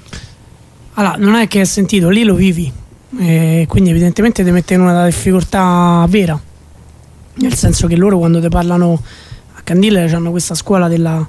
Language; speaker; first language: Italian; native; Italian